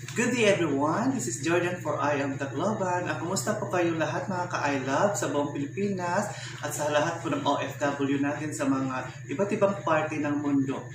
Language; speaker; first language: Filipino; non-native, local second language; Waray